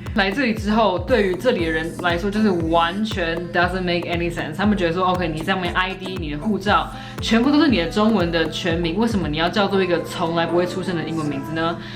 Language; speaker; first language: Chinese; native; Chinese